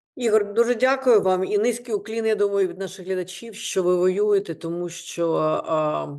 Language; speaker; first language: Ukrainian; non-native, local second language; Russian